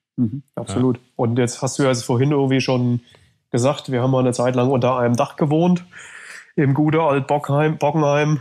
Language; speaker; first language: German; native; German